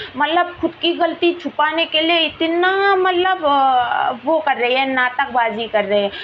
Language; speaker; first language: Hindi; non-native, local second language; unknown